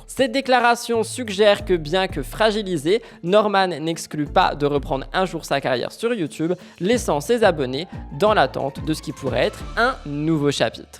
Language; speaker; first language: French; native; French